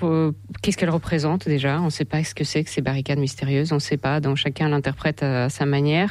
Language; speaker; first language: French; non-native, fluent; Russian